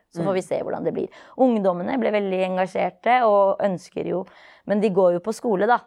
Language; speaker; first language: Norwegian; early bilingual, other home language; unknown